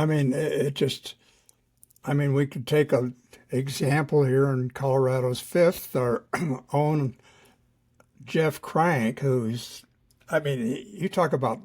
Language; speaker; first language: English; native; English